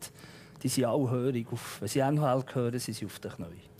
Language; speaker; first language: German; native; German